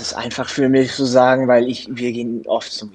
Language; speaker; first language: German; non-native, learner; Danish